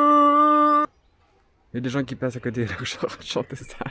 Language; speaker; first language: French; native; French